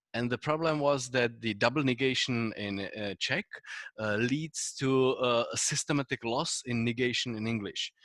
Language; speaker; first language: English; non-native, fluent; Czech